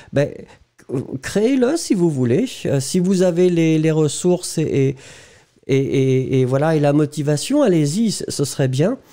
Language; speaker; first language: French; native; French